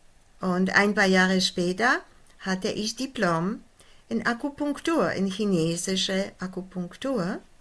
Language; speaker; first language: German; non-native, fluent; Polish